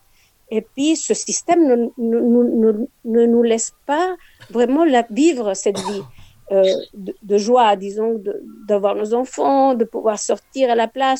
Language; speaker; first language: French; non-native, fluent; Spanish